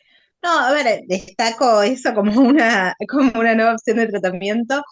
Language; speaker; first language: Spanish; native; Spanish